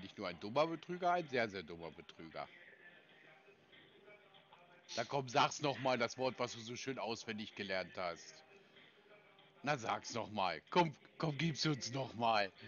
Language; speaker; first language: German; native; German